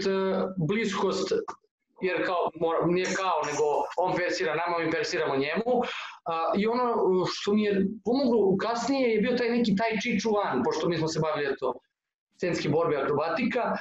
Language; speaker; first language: Serbian; native; Serbian